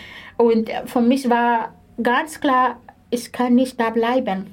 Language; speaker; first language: German; non-native, fluent; Arabic